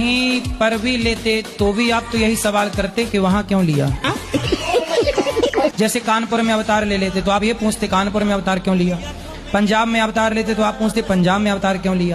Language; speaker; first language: Hindi; native; Hindi